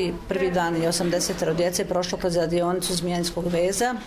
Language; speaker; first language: Croatian; native; Croatian